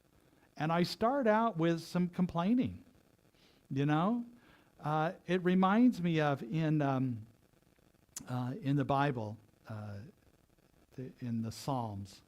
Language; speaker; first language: English; native; English